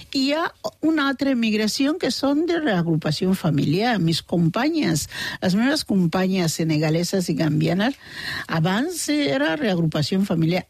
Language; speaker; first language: Catalan; non-native, fluent; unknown